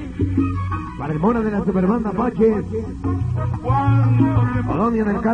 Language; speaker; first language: Spanish; native; Spanish